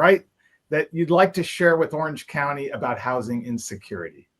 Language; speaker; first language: English; native; English